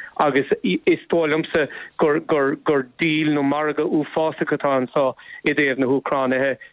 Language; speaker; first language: Irish; non-native, local second language; English